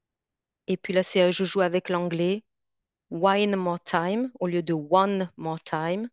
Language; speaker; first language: French; native; French